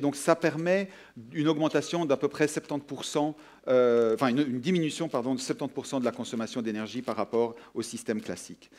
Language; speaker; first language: French; native; French